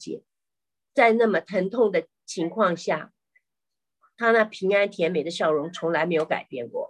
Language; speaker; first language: Chinese; native; Chinese